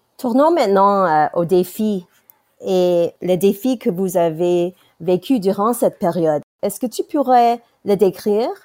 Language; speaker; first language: French; non-native, local second language; English